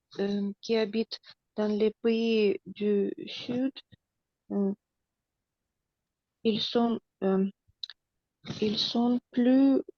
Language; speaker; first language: French; non-native, learner; Russian